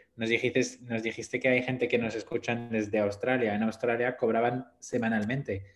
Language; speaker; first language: Spanish; non-native, fluent; French